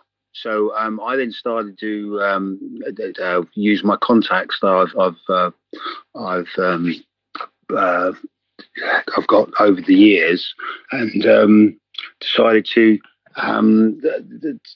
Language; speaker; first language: English; native; English